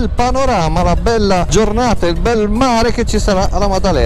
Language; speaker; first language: Italian; native; Italian